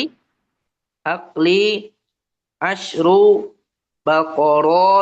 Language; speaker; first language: Arabic; non-native, learner; Indonesian